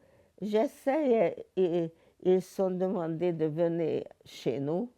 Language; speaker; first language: French; non-native, learner; Hungarian